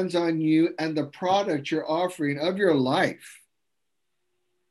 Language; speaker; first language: English; native; English